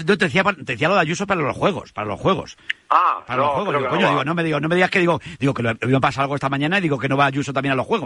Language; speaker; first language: Spanish; native; Spanish